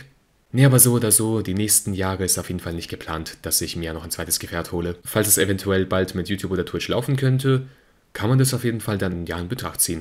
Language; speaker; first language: German; native; German